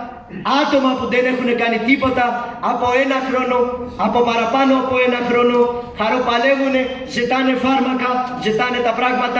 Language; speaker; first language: Greek; non-native, learner; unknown